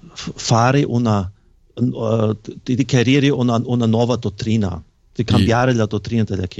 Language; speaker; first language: Italian; non-native, fluent; German